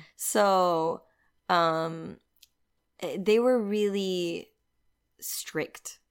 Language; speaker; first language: English; non-native, fluent; Spanish